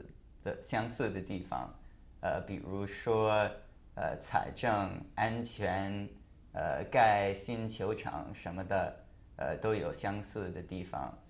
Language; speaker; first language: Chinese; non-native, learner; English